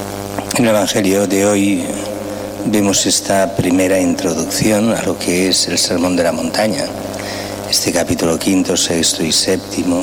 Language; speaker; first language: Spanish; native; Spanish